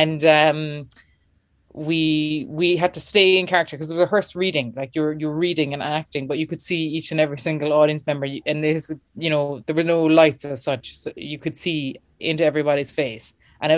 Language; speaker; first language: English; native; English